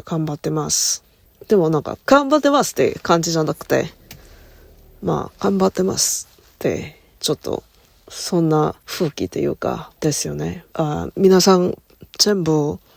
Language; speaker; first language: Japanese; non-native, learner; Korean